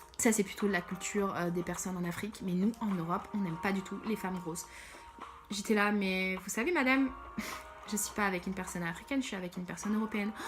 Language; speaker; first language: French; early bilingual, other home language; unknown